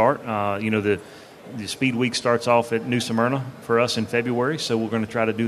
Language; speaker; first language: English; native; English